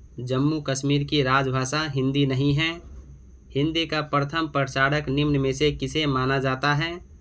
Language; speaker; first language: Hindi; native; Hindi